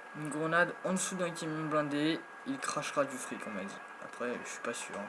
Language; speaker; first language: French; native; French